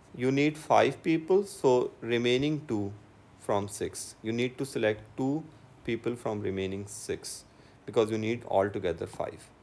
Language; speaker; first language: English; non-native, local second language; Urdu